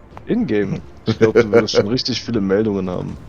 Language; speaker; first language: German; native; German